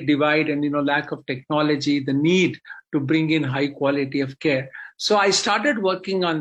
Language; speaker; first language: English; non-native, local second language; Kannada